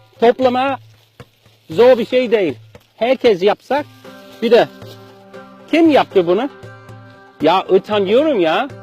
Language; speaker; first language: Turkish; non-native, learner; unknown